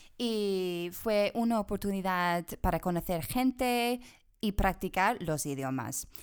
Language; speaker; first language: Spanish; non-native, fluent; English